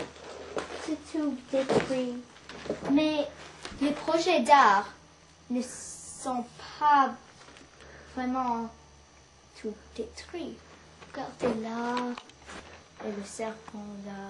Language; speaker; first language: French; early bilingual, heritage; English